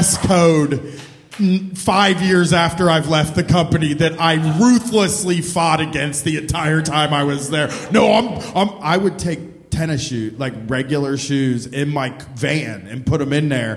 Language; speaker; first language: English; native; English